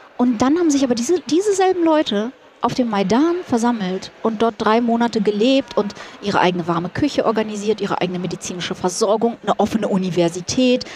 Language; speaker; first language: German; early bilingual, other home language; Russian